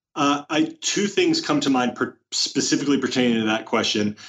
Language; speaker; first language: English; native; English